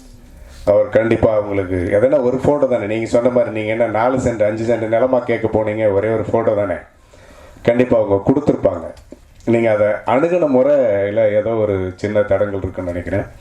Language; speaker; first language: Tamil; native; Tamil